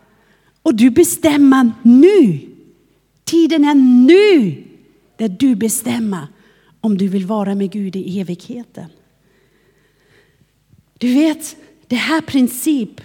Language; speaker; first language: Swedish; non-native, fluent; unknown